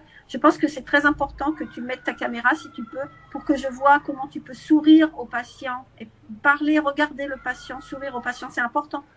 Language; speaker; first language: French; native; French